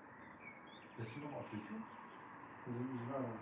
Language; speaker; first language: German; non-native, learner; Polish